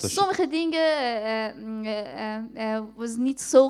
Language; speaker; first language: Dutch; non-native, fluent; Persian